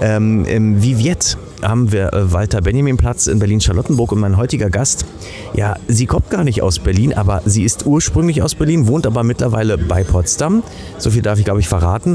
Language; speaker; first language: German; native; German